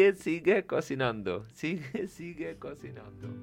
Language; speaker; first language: Spanish; non-native, learner; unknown